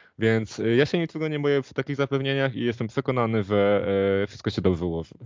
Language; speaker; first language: Polish; native; Polish